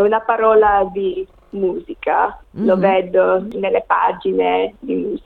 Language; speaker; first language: Italian; non-native, learner; English